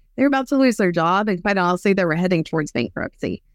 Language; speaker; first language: English; native; English